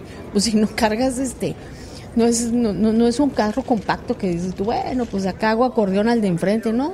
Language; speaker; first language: Spanish; native; Spanish